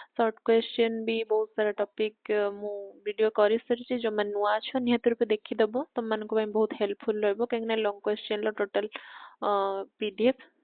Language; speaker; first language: Odia; native; Odia